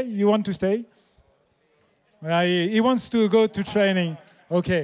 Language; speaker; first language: English; non-native, learner; French